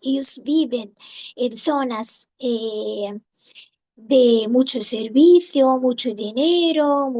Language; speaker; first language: Spanish; non-native, fluent; Arabic